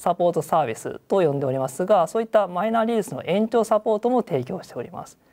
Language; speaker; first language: Japanese; native; Japanese